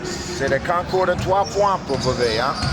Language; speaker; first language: French; non-native, learner; English